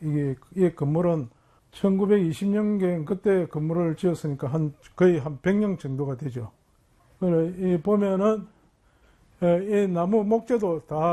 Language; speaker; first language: Korean; native; Korean